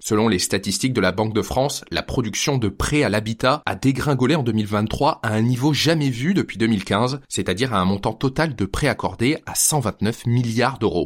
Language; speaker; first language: French; native; French